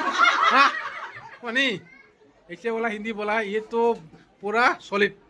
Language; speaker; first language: Hindi; non-native, local second language; Rongmei Naga